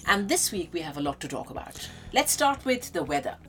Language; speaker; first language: English; non-native, local second language; Hindi